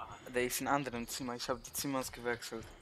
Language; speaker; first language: German; early bilingual, other home language; Polish